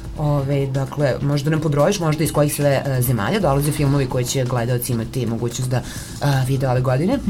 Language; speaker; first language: Serbian; native; Serbian